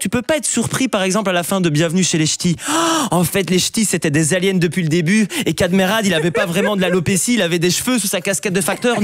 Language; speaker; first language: French; native; French